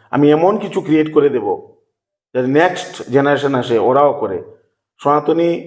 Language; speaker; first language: Bangla; native; Bangla